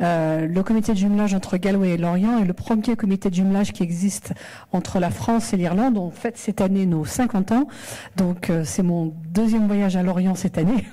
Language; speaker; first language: French; native; French